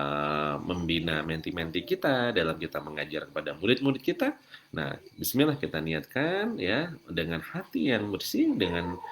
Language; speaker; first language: Indonesian; native; Indonesian